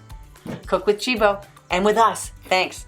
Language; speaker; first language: English; native; English